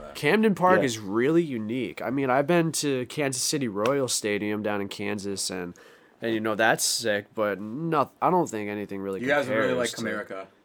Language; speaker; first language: English; native; English